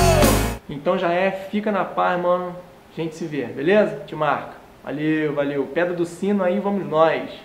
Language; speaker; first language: Portuguese; native; Portuguese